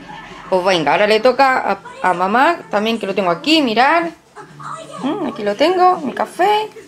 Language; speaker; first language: Spanish; native; Spanish